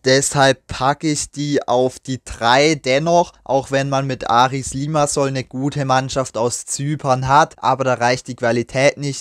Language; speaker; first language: German; native; German